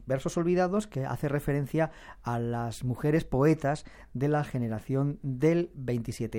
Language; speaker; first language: Spanish; native; Spanish